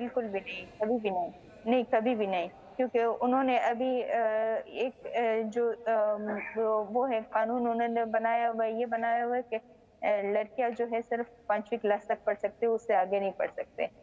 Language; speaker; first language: Hindi; non-native, fluent; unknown